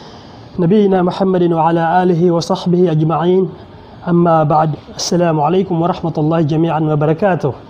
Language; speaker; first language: Arabic; non-native, fluent; Filipino